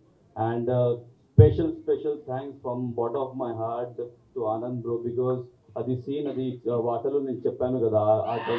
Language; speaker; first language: Telugu; non-native, learner; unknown